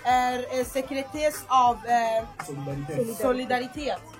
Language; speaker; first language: Swedish; non-native, fluent; Lingala